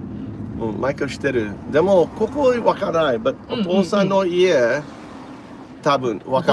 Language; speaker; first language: Japanese; non-native, learner; English